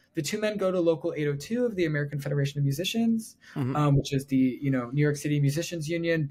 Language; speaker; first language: English; native; English